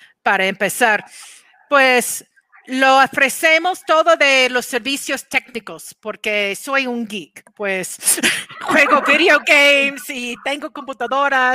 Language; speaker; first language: Spanish; non-native, fluent; English